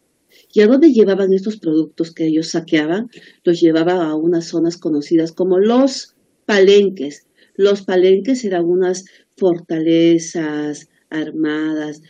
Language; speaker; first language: Spanish; native; Spanish